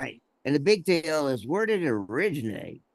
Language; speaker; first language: English; native; English